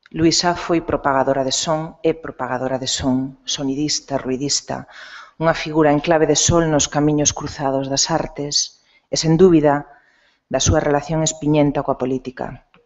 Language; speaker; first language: Galician; non-native, local second language; Spanish